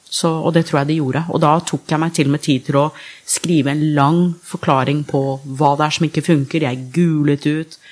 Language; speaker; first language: Norwegian; early bilingual, other home language; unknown